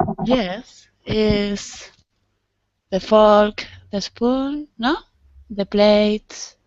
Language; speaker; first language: English; non-native, learner; Spanish